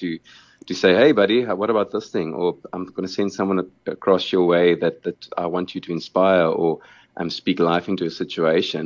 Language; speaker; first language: English; non-native, local second language; Afrikaans